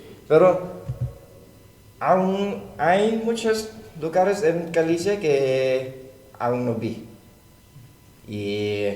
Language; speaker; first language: Spanish; non-native, learner; Thai